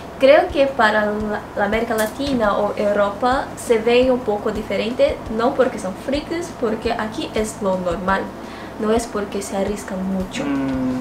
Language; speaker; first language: Spanish; non-native, fluent; Portuguese